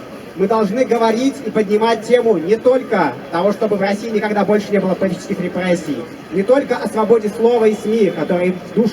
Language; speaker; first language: Russian; native; Russian